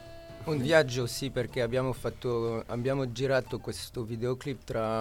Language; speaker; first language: Italian; non-native, learner; French